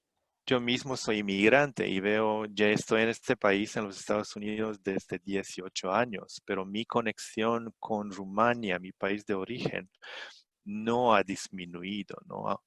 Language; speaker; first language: Spanish; non-native, fluent; Romanian